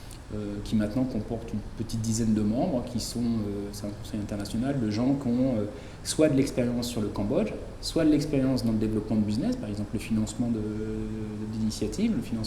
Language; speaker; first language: French; native; French